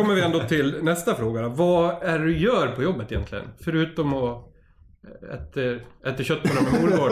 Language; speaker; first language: Swedish; native; Swedish